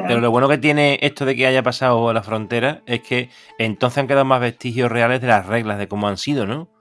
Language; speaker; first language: Spanish; native; Spanish